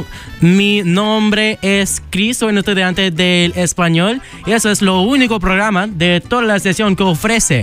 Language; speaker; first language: Spanish; non-native, learner; English